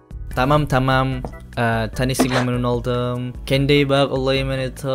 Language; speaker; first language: Turkish; non-native, learner; Indonesian